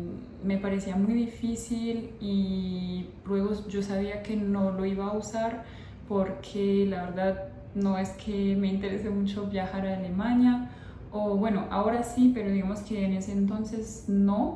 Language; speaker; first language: Spanish; non-native, fluent; French